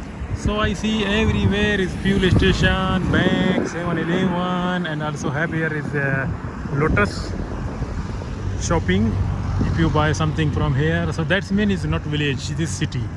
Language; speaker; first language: English; non-native, learner; Urdu